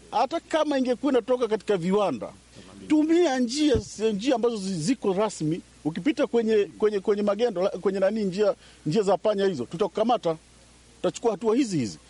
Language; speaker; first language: Swahili; native; Swahili